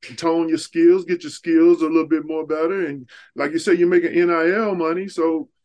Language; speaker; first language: English; native; English